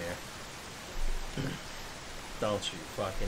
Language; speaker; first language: English; native; English